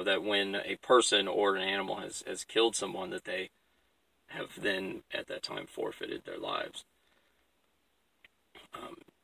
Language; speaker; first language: English; native; English